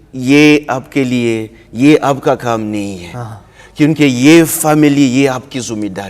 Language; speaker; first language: Hindi; non-native, learner; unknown